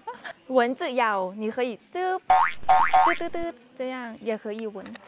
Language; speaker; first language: Chinese; non-native, learner; Thai